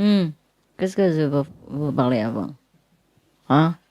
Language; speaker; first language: French; non-native, learner; Vietnamese